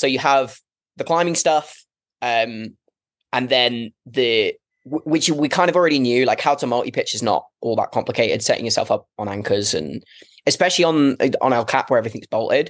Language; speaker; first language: English; native; English